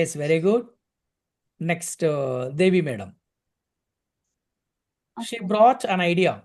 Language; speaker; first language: English; non-native, local second language; Telugu